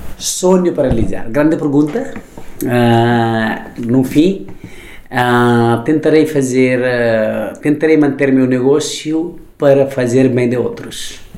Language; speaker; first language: Portuguese; non-native, fluent; Nepali